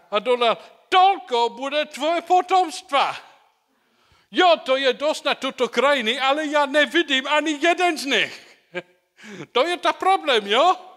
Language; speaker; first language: Czech; non-native, learner; English